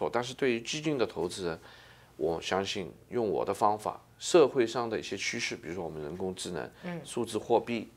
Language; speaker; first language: Chinese; native; Chinese